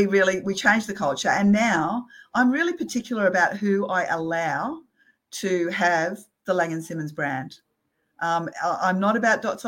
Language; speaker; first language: English; native; English